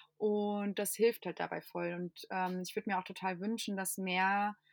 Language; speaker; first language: German; non-native, fluent; English